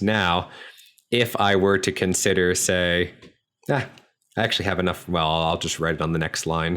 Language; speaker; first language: English; native; English